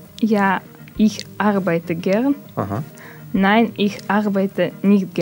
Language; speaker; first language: German; non-native, learner; Russian